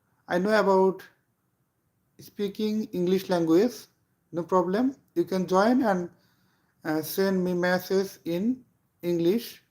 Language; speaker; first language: English; non-native, local second language; Bangla